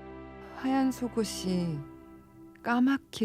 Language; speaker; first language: Korean; native; Korean